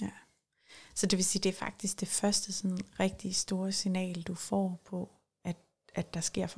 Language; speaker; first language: Danish; native; Danish